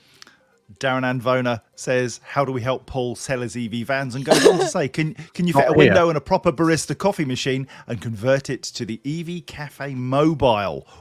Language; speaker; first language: English; native; English